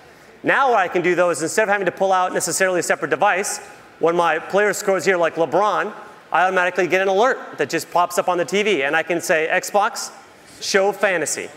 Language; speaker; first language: English; native; English